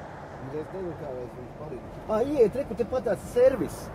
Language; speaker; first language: Latvian; native; Latvian